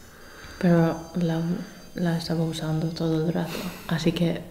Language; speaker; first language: Spanish; non-native, fluent; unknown